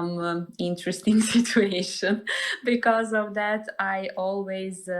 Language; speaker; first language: English; non-native, learner; Serbian